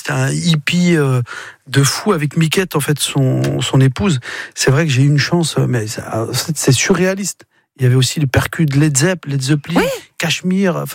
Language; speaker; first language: French; early bilingual, other home language; Arabic